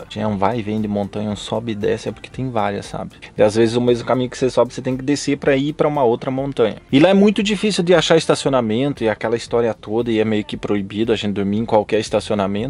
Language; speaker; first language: Portuguese; native; Portuguese